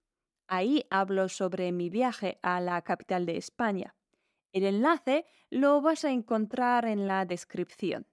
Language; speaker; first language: Spanish; non-native, fluent; Polish